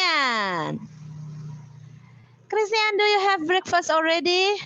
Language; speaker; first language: English; non-native, fluent; Indonesian